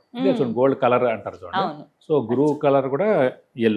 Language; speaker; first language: Telugu; native; Telugu